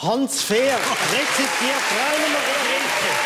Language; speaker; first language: German; native; German